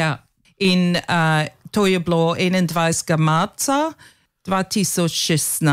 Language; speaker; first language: Slovenian; early bilingual, heritage; Slovenian